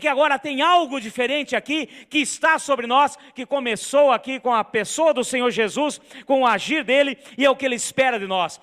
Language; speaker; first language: Portuguese; native; Portuguese